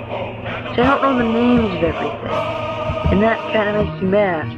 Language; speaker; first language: English; native; English